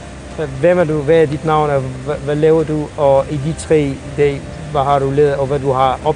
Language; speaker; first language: Danish; non-native, fluent; Central Kurdish